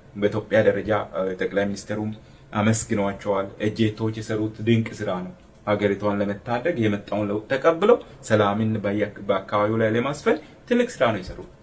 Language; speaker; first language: Amharic; non-native, local second language; Sidamo